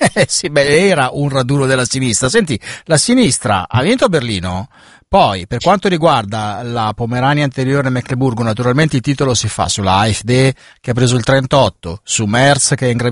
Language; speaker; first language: Italian; native; Italian